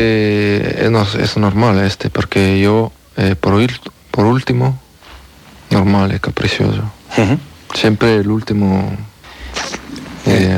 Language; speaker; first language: Spanish; non-native, learner; French